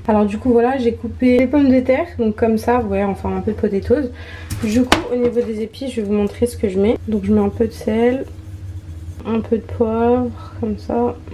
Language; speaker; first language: French; early bilingual, other home language; Arabic